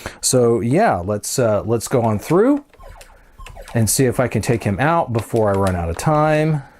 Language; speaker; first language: English; native; English